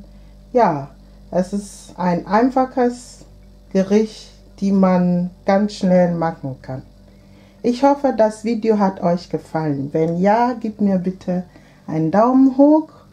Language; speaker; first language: German; non-native, fluent; Akan